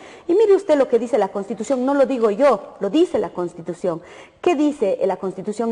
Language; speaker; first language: Spanish; native; Spanish